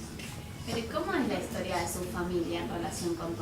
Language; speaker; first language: Spanish; non-native, fluent; English